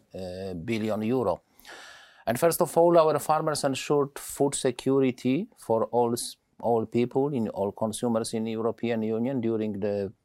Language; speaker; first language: English; non-native, learner; Polish